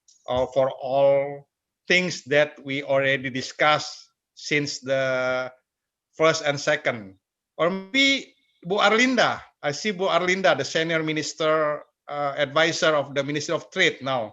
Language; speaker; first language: English; non-native, fluent; Indonesian